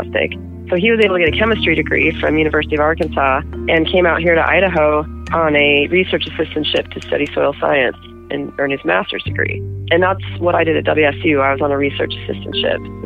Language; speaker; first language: English; native; English